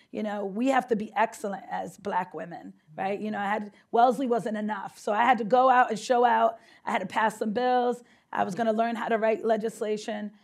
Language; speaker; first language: English; native; English